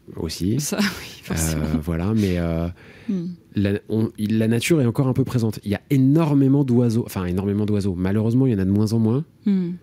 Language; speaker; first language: French; native; French